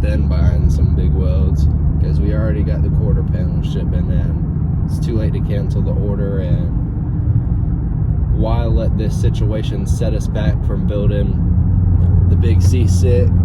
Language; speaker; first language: English; native; English